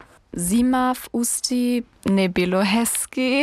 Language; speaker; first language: Czech; non-native, learner; German